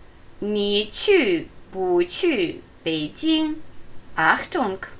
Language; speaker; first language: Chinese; non-native, fluent; Russian